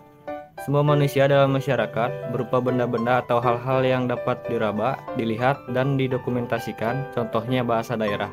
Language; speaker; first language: Indonesian; native; Indonesian